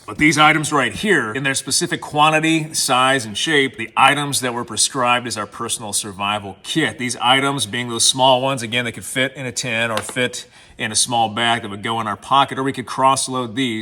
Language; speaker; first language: English; native; English